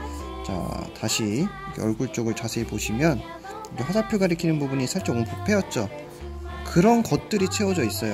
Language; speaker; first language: Korean; native; Korean